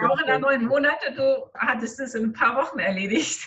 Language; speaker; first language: German; native; German